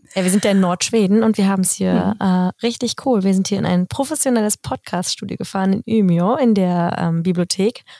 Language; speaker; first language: German; native; German